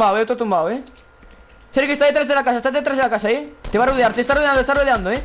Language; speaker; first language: Spanish; native; Spanish